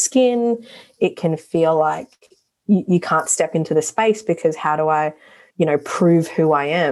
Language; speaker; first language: English; native; English